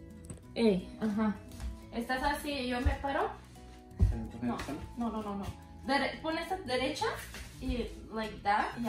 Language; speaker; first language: Spanish; early bilingual, heritage; Spanish